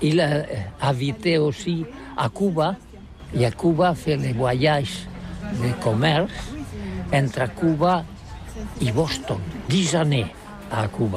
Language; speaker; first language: French; non-native, learner; Catalan